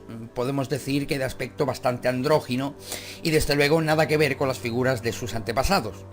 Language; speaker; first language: Spanish; native; Spanish